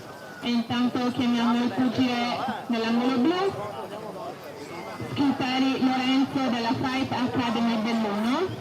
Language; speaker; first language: Italian; native; Italian